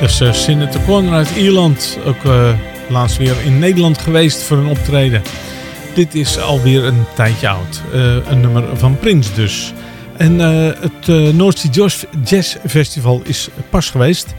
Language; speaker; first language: Dutch; native; Dutch